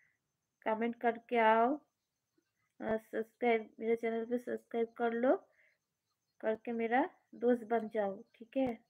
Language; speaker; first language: Hindi; non-native, learner; Bangla